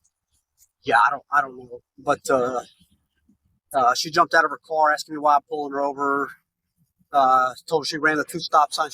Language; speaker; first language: English; native; English